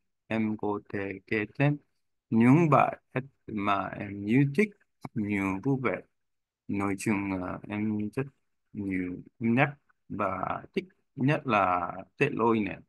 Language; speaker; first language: Vietnamese; non-native, learner; Korean